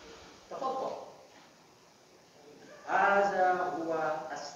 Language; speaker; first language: Arabic; non-native, learner; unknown